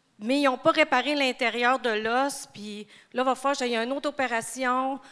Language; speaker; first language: French; native; French